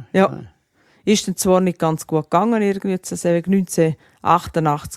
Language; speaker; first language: German; native; German